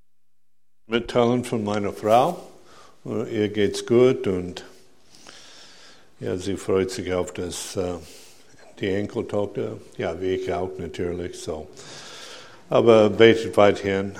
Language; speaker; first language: German; non-native, fluent; English